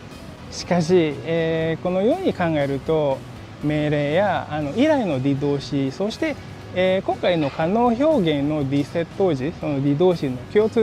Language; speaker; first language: Japanese; non-native, fluent; Indonesian